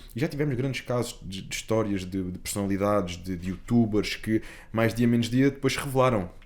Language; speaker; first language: Portuguese; native; Portuguese